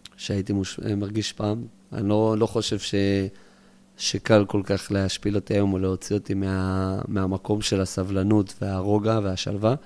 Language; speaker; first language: Hebrew; early bilingual, other home language; English